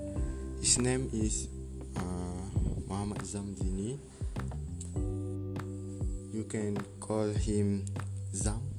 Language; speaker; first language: English; non-native, learner; Malay